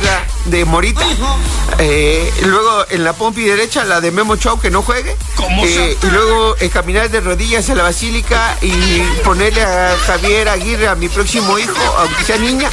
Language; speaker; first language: Spanish; native; Spanish